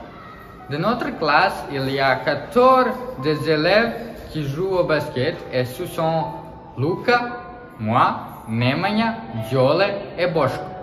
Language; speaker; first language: French; non-native, learner; Serbian